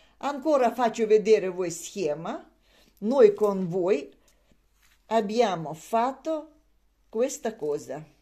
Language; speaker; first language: Italian; non-native, learner; Russian